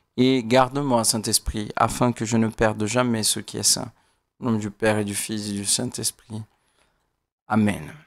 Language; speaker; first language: French; non-native, fluent; Portuguese